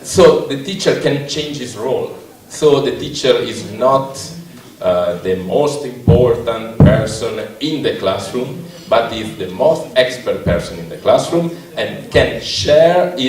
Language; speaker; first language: English; non-native, learner; Italian